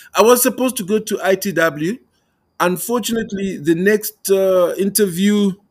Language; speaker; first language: English; non-native, local second language; Tumbuka